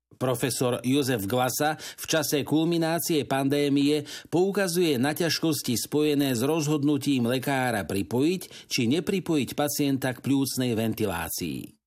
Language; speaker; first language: Slovak; native; Slovak